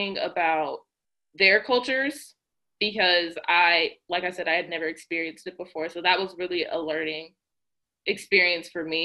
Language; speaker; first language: English; native; English